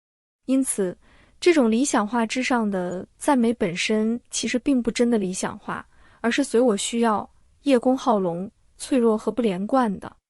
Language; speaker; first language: Chinese; native; Chinese